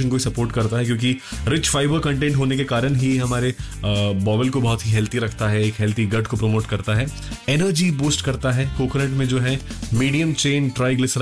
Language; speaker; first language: Hindi; non-native, local second language; Malayalam